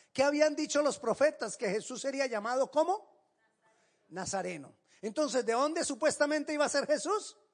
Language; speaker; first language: Spanish; native; Spanish